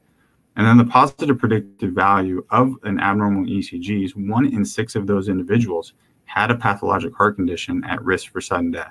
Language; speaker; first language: English; native; English